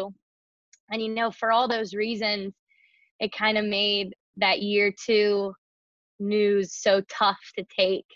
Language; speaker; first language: English; native; English